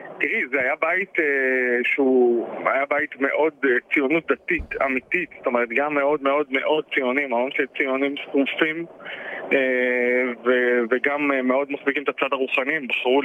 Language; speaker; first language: Hebrew; native; Hebrew